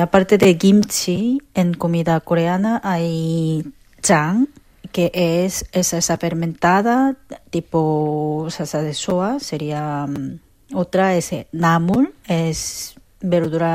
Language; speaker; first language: Spanish; non-native, fluent; Korean